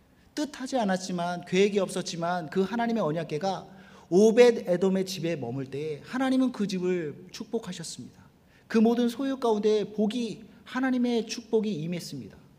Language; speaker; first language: Korean; native; Korean